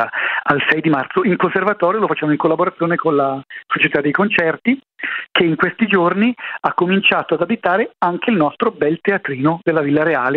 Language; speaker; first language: Italian; native; Italian